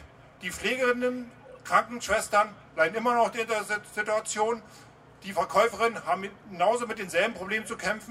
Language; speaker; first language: German; native; German